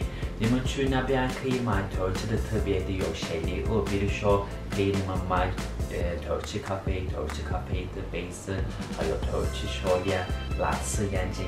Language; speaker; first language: Chinese; non-native, learner; Turkish